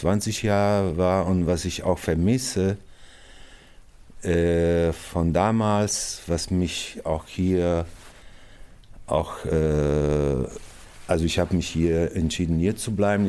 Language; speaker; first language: German; non-native, fluent; Italian